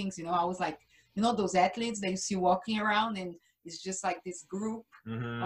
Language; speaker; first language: English; non-native, fluent; Portuguese